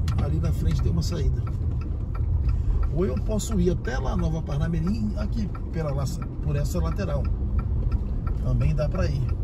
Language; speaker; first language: Portuguese; native; Portuguese